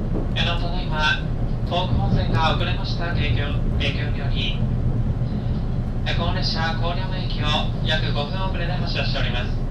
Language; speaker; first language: Japanese; native; Japanese